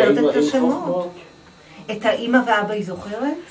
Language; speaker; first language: Hebrew; native; Hebrew